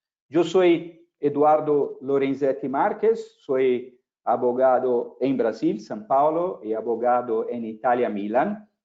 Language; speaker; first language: Spanish; non-native, fluent; Portuguese